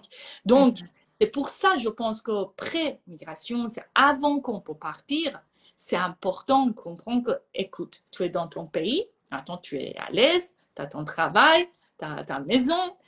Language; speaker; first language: French; non-native, fluent; Persian